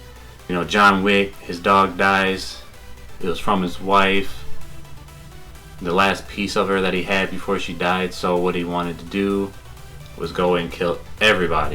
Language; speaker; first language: English; native; English